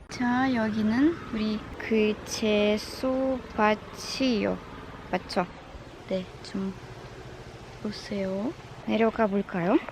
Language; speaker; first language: Korean; non-native, fluent; Russian